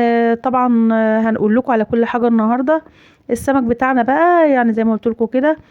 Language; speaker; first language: Arabic; native; Arabic